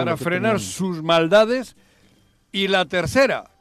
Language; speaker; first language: Spanish; native; Spanish